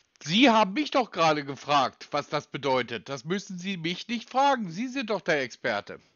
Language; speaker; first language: German; native; German